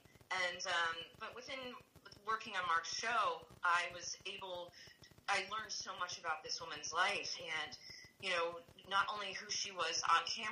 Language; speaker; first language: English; native; English